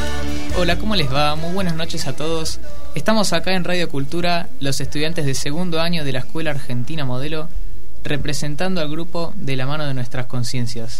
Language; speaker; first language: Spanish; native; Spanish